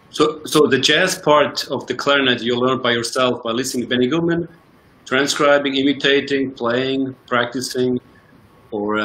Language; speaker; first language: English; non-native, fluent; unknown